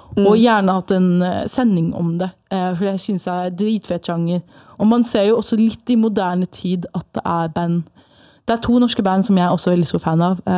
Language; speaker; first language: Norwegian; early bilingual, other home language; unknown